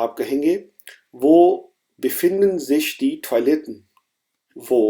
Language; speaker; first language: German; non-native, fluent; Urdu